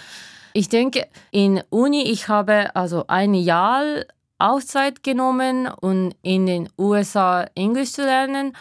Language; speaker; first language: German; non-native, learner; Japanese